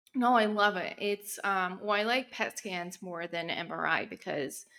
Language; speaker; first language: English; native; English